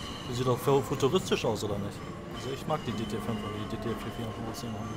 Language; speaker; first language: German; native; German